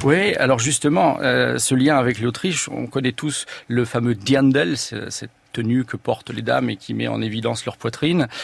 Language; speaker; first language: French; native; French